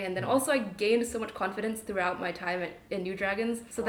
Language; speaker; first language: English; non-native, local second language; Cantonese